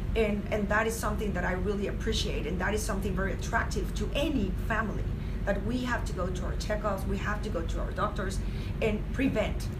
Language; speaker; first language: English; non-native, fluent; Spanish